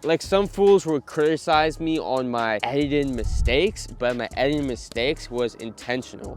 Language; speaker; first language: English; native; English